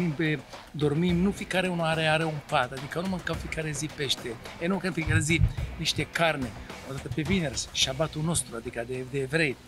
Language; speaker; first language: Romanian; non-native, learner; Arabic